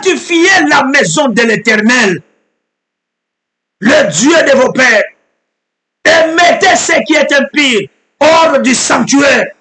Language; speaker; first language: French; non-native, local second language; Lingala